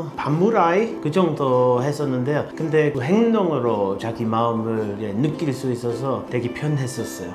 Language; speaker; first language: Korean; non-native, fluent; English